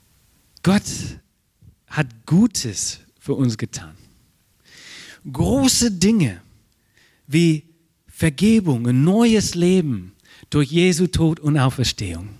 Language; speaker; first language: German; non-native, fluent; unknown